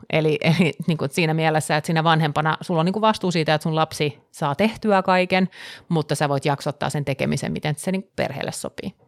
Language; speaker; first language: Finnish; native; Finnish